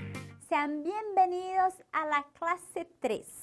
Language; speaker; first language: Spanish; non-native, fluent; Portuguese